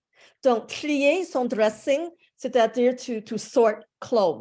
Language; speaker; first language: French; non-native, fluent; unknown